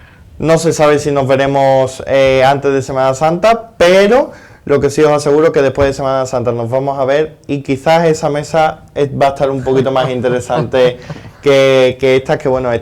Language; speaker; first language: Spanish; native; Spanish